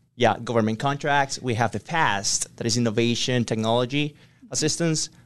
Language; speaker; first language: English; non-native, fluent; Spanish